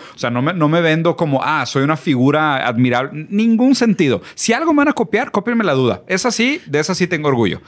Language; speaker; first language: Spanish; early bilingual, other home language; Portuguese